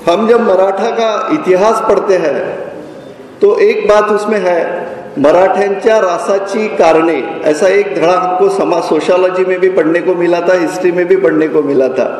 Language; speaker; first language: Hindi; non-native, local second language; Marathi